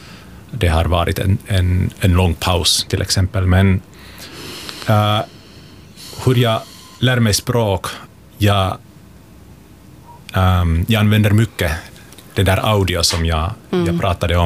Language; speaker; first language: Swedish; non-native, fluent; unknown